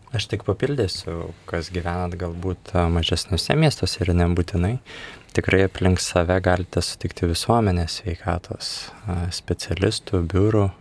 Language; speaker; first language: Lithuanian; native; Lithuanian